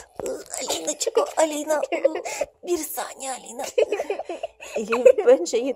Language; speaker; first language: Turkish; non-native, learner; Russian